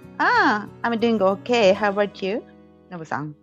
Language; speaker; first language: English; non-native, fluent; Japanese